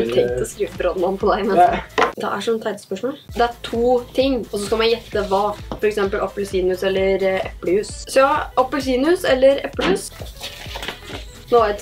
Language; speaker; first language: Norwegian; native; Norwegian